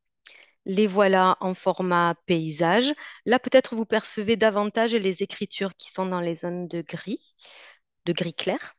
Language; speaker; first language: French; native; French